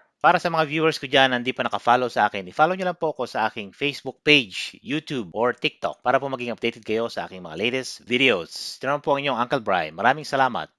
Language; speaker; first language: Filipino; non-native, local second language; Iloko